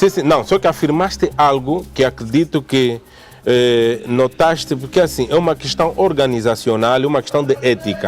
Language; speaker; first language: Portuguese; native; Portuguese